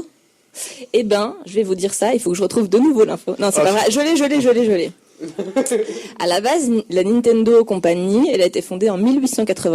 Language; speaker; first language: French; native; French